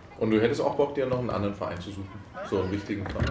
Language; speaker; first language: German; native; German